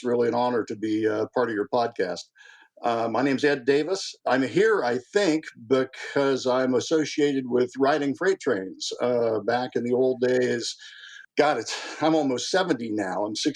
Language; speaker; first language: English; native; English